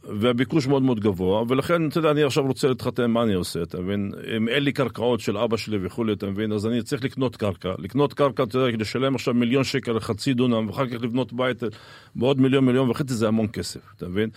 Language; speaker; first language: Hebrew; non-native, local second language; Arabic